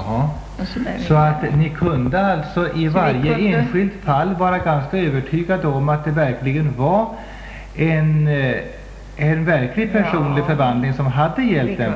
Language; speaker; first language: Swedish; native; Swedish